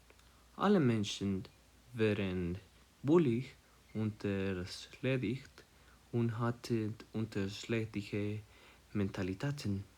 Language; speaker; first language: German; non-native, learner; Spanish